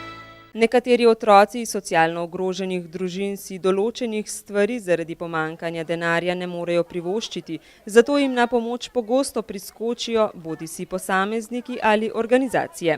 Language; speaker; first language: Slovenian; native; Slovenian